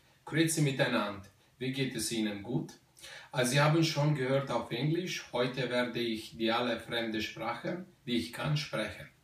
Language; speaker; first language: German; non-native, fluent; Slovenian